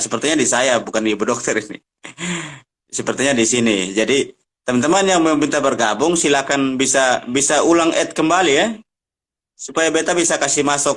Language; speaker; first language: Indonesian; native; Indonesian